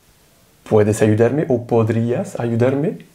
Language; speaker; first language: Spanish; non-native, fluent; French